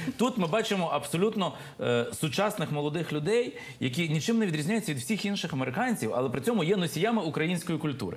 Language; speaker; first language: Ukrainian; native; Ukrainian